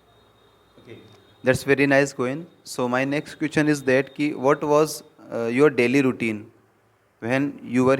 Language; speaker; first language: English; non-native, local second language; Hindi